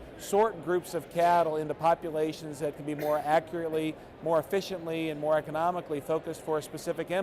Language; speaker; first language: English; native; English